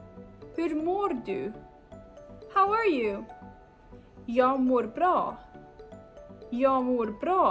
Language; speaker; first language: Swedish; non-native, learner; English